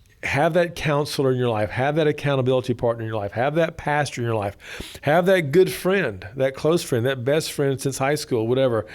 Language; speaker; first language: English; native; English